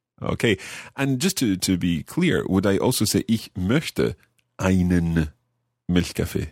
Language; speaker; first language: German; non-native, learner; English